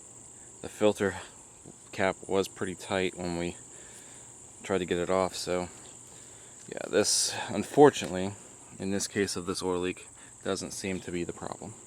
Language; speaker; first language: English; native; English